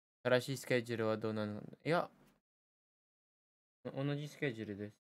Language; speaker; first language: Japanese; early bilingual, heritage; Japanese